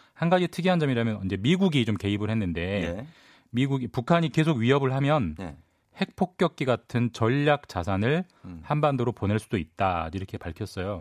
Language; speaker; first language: Korean; native; Korean